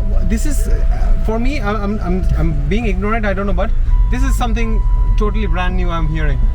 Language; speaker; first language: English; non-native, local second language; Hindi